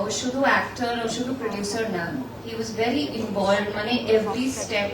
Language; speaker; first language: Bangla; non-native, learner; Hindi